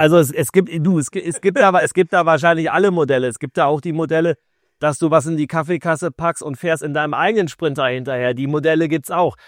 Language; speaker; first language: German; native; German